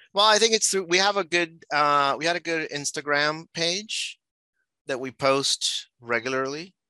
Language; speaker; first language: English; non-native, local second language; Spanish